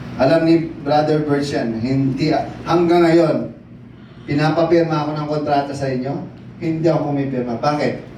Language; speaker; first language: Filipino; native; Filipino